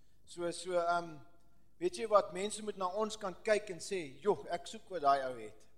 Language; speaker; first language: Afrikaans; early bilingual, heritage; Afrikaans